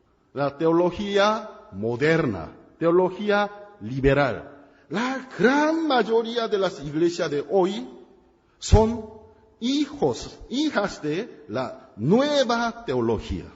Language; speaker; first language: Spanish; non-native, fluent; Korean